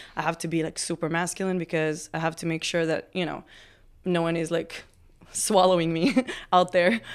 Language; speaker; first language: English; non-native, fluent; Hebrew